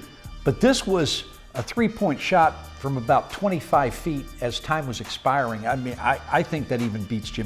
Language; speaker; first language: English; native; English